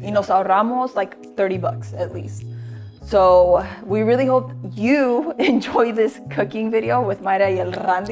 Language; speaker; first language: English; early bilingual, other home language; Spanish